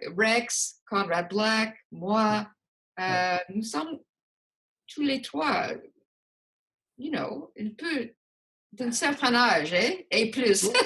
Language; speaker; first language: French; non-native, local second language; English